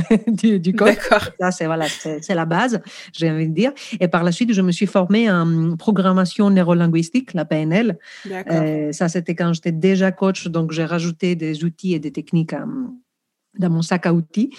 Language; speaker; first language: French; non-native, fluent; Greek